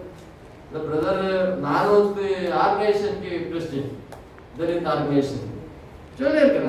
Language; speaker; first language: Tamil; non-native, learner; Kannada